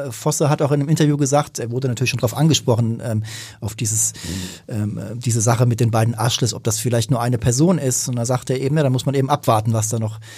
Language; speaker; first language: German; native; German